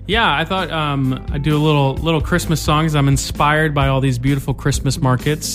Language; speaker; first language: English; native; English